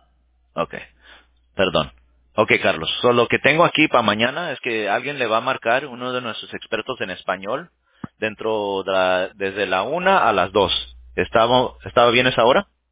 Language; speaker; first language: Spanish; early bilingual, heritage; English